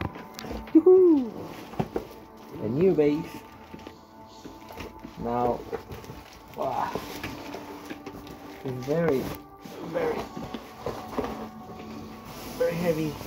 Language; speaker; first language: English; non-native, learner; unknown